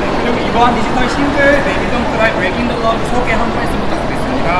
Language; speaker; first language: Korean; non-native, fluent; Thai